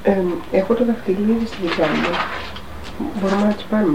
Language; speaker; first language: Greek; native; Greek